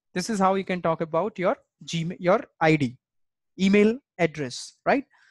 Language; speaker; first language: English; non-native, local second language; Hindi